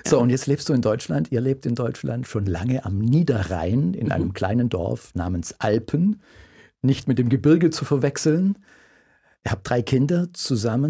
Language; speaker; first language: German; native; German